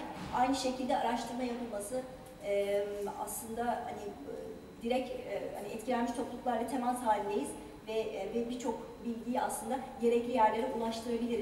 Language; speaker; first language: Turkish; native; Turkish